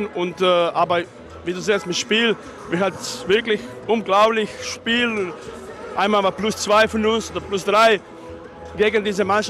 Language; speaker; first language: German; non-native, learner; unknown